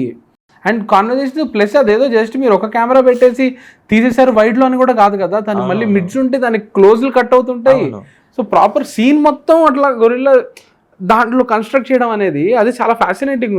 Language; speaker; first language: Telugu; native; Telugu